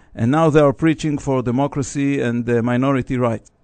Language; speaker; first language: English; non-native, fluent; Hebrew